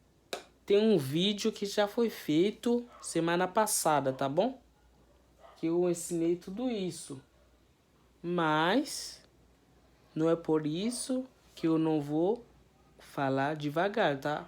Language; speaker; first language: Portuguese; non-native, fluent; Haitian Creole